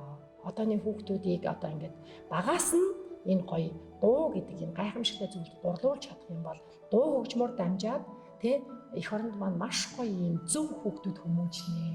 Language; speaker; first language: Mongolian; native; Mongolian